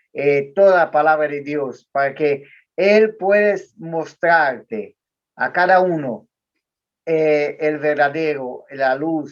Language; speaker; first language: Spanish; non-native, learner; Portuguese